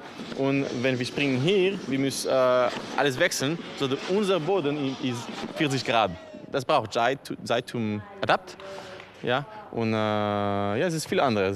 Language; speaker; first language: German; non-native, learner; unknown